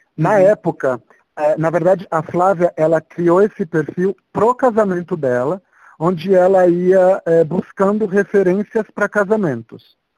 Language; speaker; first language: Portuguese; native; Portuguese